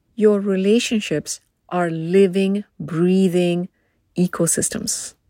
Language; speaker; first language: English; non-native, local second language; Tamil